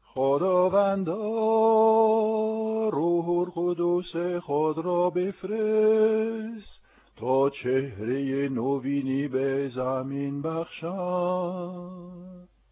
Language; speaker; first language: Persian; non-native, fluent; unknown